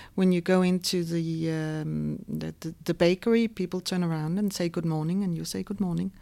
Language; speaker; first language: English; non-native, fluent; Danish